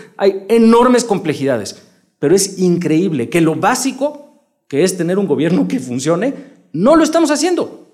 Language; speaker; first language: Spanish; native; Spanish